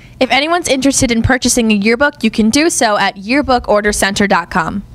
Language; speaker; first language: English; native; English